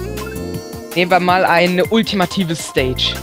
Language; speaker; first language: German; native; German